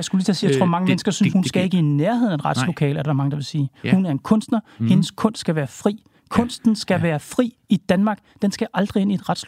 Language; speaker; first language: Danish; native; Danish